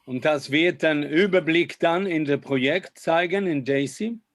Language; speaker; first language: German; non-native, fluent; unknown